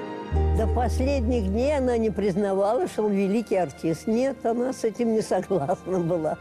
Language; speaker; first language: Russian; native; Russian